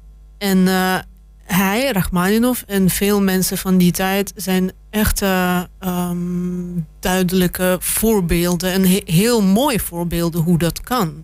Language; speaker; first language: Dutch; non-native, fluent; Russian